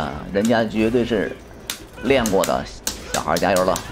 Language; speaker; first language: Chinese; native; Chinese